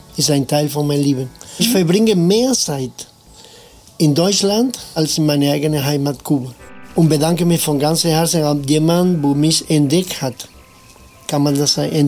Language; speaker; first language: German; non-native, fluent; Spanish